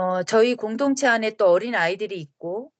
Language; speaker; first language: Korean; native; Korean